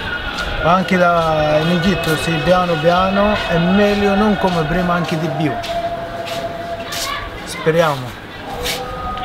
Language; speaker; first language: Italian; non-native, learner; Arabic